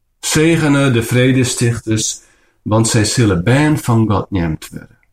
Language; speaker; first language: Dutch; non-native, local second language; Western Frisian